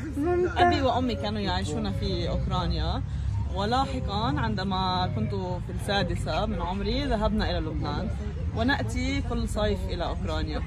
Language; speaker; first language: Arabic; early bilingual, other home language; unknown